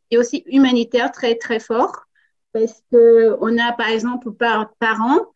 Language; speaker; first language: French; non-native, fluent; Portuguese